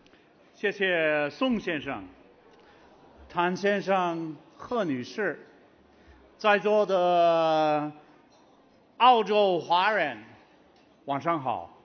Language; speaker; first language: Chinese; non-native, fluent; English